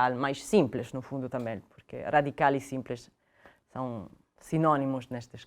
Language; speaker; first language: Portuguese; non-native, fluent; Italian